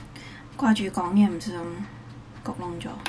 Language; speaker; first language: Cantonese; native; Cantonese